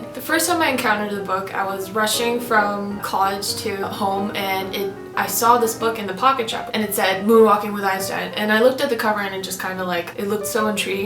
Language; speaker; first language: English; non-native, fluent; Swedish